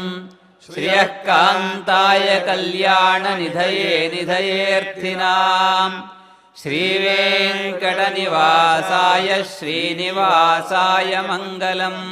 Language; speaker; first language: Telugu; native; Telugu